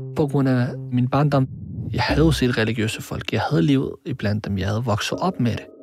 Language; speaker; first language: Danish; early bilingual, other home language; Arabic